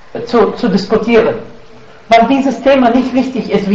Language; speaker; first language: German; non-native, fluent; Arabic